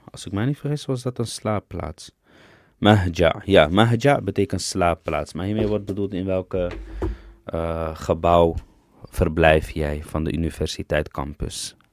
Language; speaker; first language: Dutch; early bilingual, other home language; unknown